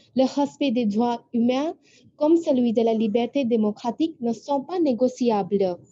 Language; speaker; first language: French; non-native, fluent; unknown